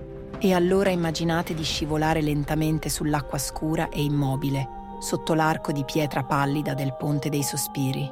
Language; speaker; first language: Italian; native; Italian